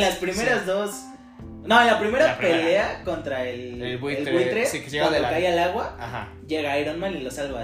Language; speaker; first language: Spanish; native; Spanish